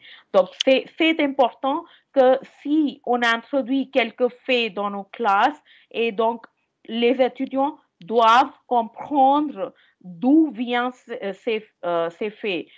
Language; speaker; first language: French; non-native, fluent; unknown